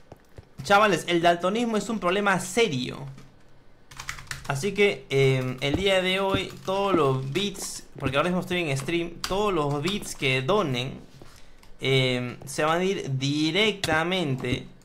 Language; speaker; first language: Spanish; native; Spanish